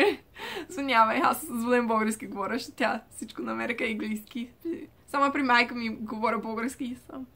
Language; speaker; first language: Bulgarian; early bilingual, heritage; Bulgarian